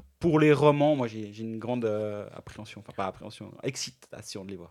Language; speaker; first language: French; native; French